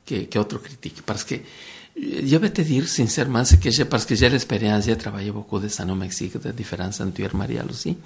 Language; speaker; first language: French; non-native, fluent; Spanish